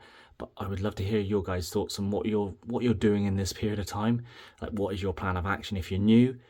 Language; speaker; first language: English; native; English